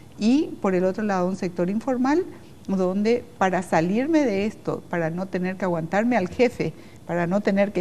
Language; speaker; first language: Spanish; native; Spanish